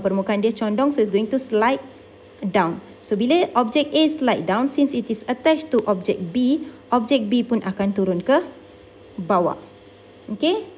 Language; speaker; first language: English; non-native, local second language; Malay